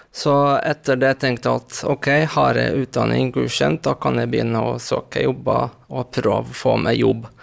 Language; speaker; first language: Norwegian; non-native, fluent; Arabic